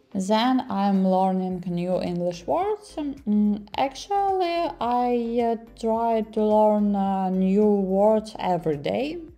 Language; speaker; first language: English; non-native, learner; Ukrainian